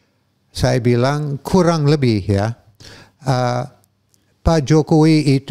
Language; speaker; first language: Indonesian; non-native, fluent; English